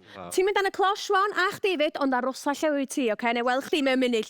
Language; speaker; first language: Welsh; native; Welsh